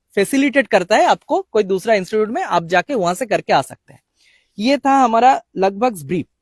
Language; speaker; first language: Hindi; non-native, local second language; Bangla